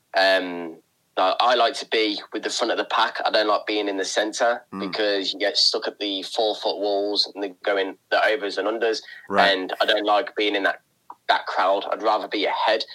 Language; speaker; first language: English; native; English